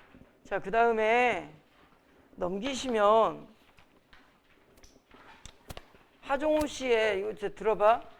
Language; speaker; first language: Korean; native; Korean